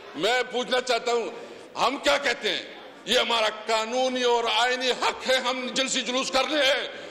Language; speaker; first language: Urdu; non-native, local second language; Pashto